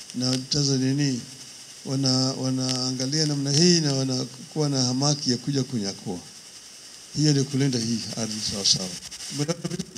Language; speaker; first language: Swahili; non-native, local second language; Luo (Kenya and Tanzania)